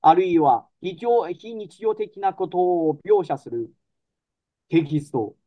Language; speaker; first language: Japanese; non-native, fluent; Chinese